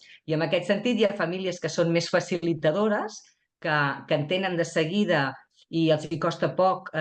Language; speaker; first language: Catalan; native; Catalan